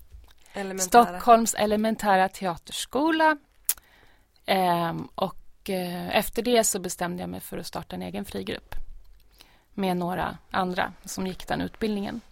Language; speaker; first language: Swedish; native; Swedish